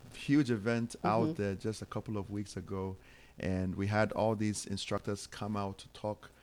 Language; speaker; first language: English; non-native, local second language; Akan